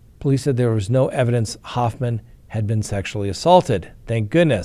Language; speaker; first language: English; native; English